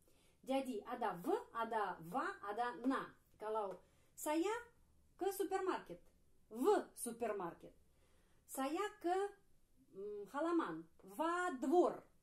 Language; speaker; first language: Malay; non-native, fluent; Russian